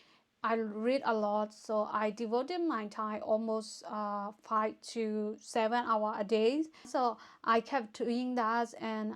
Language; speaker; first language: English; non-native, fluent; Burmese